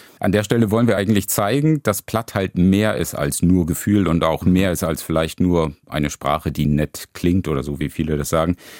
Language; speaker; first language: German; native; German